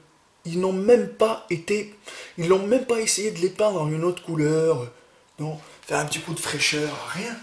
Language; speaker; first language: French; native; French